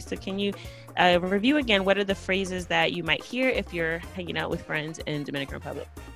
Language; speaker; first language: English; native; English